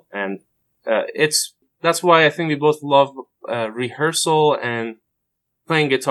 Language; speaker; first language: English; non-native, fluent; Persian